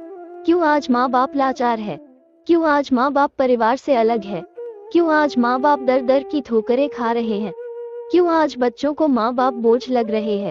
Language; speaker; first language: Hindi; native; Hindi